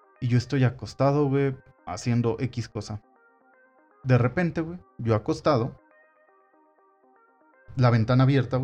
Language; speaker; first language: Spanish; native; Spanish